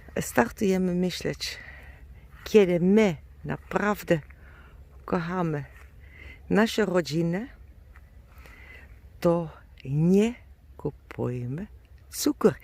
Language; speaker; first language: Polish; non-native, learner; German